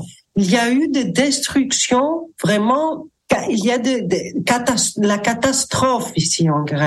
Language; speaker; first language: French; non-native, fluent; Greek